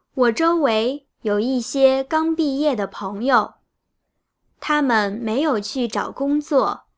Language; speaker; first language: Chinese; native; Chinese